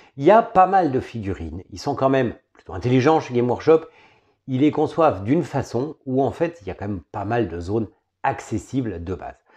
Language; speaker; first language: French; native; French